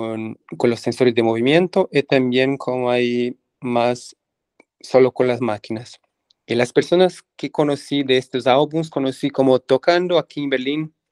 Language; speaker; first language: Spanish; non-native, fluent; Portuguese